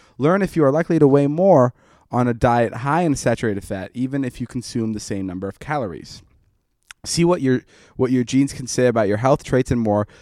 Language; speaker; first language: English; early bilingual, other home language; Slovak